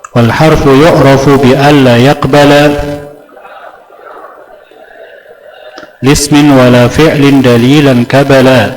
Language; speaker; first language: Arabic; non-native, fluent; Indonesian